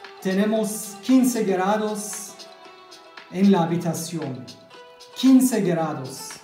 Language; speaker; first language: Spanish; non-native, fluent; German